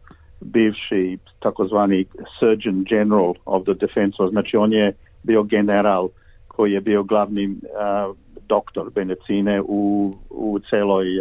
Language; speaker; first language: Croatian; early bilingual, heritage; Serbian